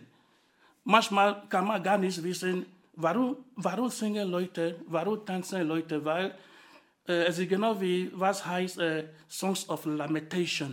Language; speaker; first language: German; non-native, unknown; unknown